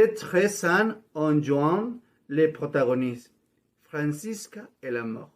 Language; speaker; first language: French; non-native, learner; Spanish